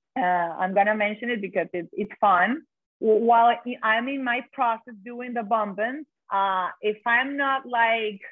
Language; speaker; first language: English; non-native, fluent; Spanish